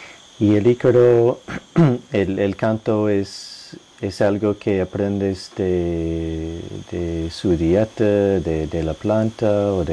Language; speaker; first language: Spanish; non-native, fluent; English